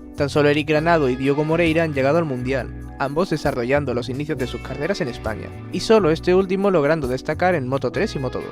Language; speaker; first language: Spanish; native; Spanish